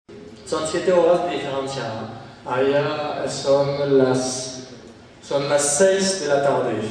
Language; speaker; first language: Spanish; non-native, fluent; French